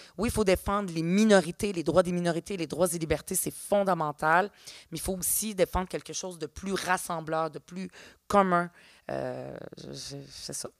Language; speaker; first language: French; early bilingual, other home language; Arabic